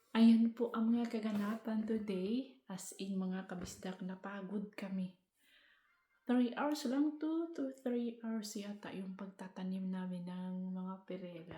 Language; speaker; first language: Filipino; non-native, local second language; Cebuano